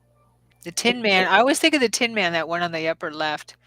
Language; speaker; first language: English; native; English